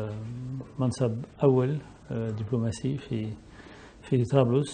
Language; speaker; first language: Arabic; non-native, fluent; French